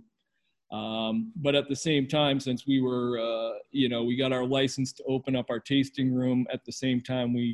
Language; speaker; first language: English; native; English